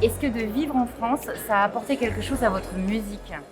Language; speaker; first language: French; native; French